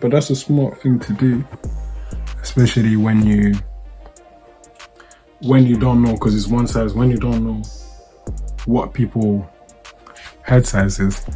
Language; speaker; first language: English; native; English